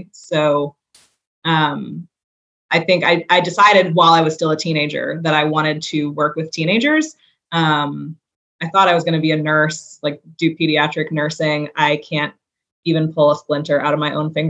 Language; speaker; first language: English; native; English